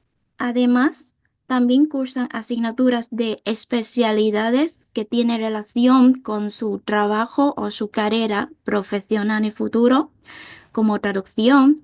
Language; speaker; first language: Spanish; non-native, fluent; Vietnamese